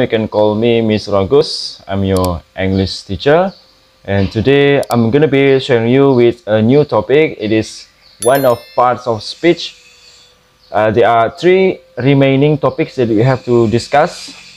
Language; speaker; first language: English; non-native, fluent; Indonesian